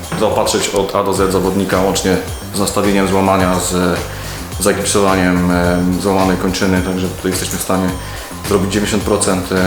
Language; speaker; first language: Polish; native; Polish